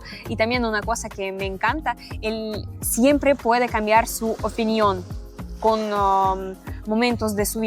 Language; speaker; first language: Spanish; non-native, learner; Russian